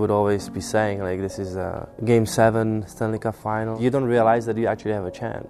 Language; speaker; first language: English; non-native, fluent; Czech